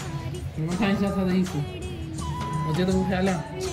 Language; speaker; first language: Chinese; non-native, fluent; Hindi